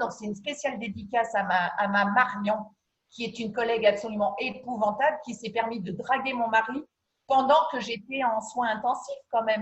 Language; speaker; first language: French; native; French